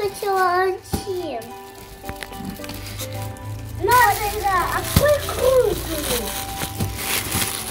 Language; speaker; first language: Russian; early bilingual, heritage; Russian